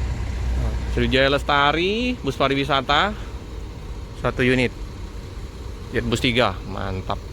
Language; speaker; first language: Indonesian; native; Indonesian